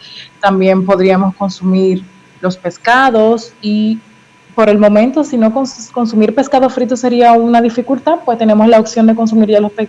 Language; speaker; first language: Spanish; native; Spanish